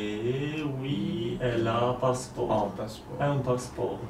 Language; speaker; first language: French; non-native, learner; Polish